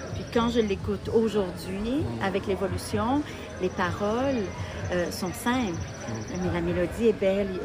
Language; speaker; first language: French; native; French